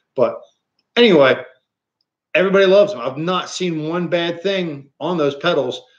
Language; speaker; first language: English; native; English